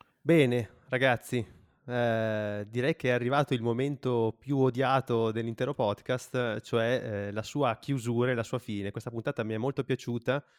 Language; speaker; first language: Italian; native; Italian